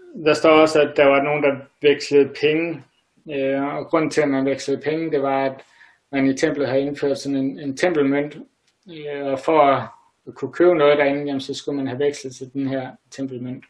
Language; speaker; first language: Danish; native; Danish